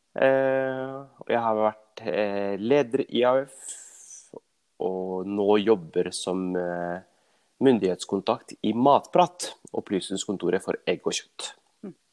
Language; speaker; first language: Norwegian; early bilingual, other home language; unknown